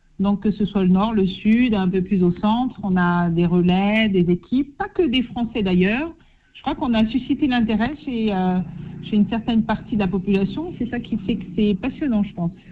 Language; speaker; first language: French; native; French